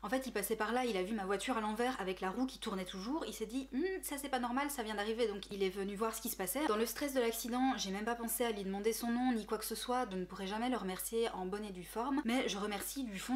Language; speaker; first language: French; native; French